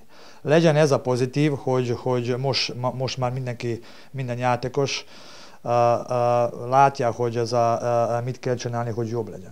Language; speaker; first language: Hungarian; non-native, learner; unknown